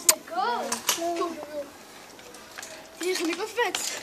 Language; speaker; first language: Hebrew; native; Hebrew